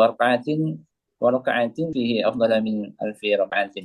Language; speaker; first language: Arabic; non-native, learner; Indonesian